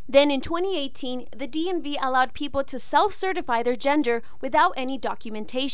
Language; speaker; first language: English; native; English